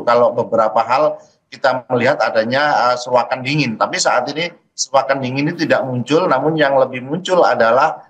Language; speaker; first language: Indonesian; native; Indonesian